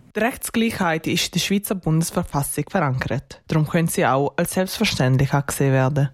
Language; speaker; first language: German; native; German